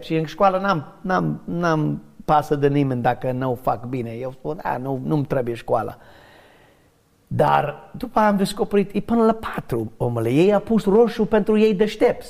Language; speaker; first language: Romanian; non-native, fluent; English